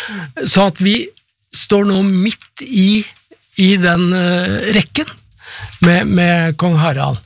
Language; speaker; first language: Norwegian; native; Norwegian